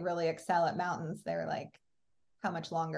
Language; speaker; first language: English; native; English